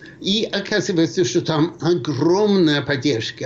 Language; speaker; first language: Russian; non-native, fluent; Swedish